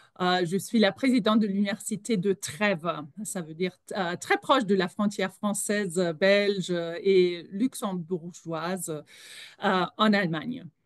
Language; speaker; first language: French; non-native, fluent; German